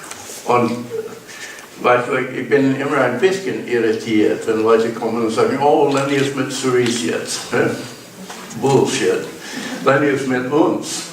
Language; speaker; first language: German; non-native, learner; English